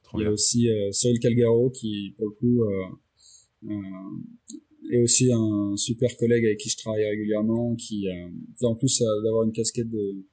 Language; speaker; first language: French; native; French